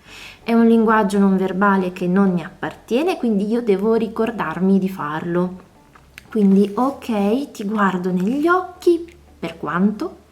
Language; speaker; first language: Italian; native; Italian